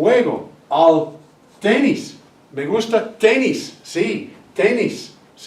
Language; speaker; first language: Spanish; non-native, fluent; English